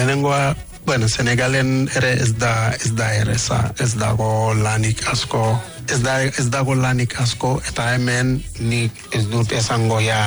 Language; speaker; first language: Basque; non-native, learner; Wolof